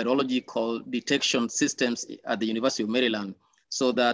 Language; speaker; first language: English; non-native, local second language; Luo (Kenya and Tanzania)